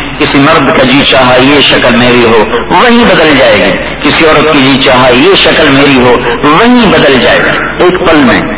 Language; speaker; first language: Urdu; non-native, local second language; Punjabi